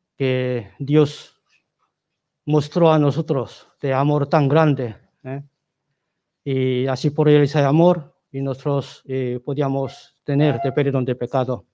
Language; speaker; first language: Spanish; non-native, learner; Korean